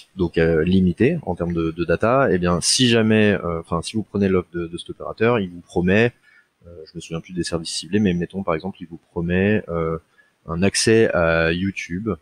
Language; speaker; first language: French; native; French